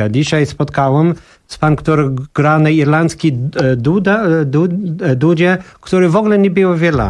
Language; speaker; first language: Polish; non-native, learner; English